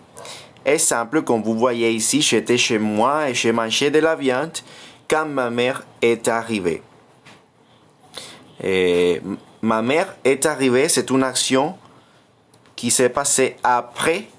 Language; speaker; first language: French; non-native, fluent; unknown